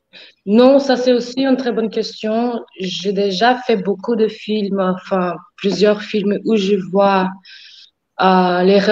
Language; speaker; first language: French; non-native, fluent; Portuguese